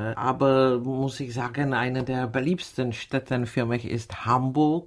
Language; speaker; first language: German; non-native, fluent; Czech